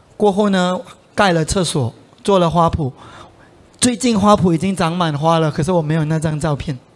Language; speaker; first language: Chinese; native; Chinese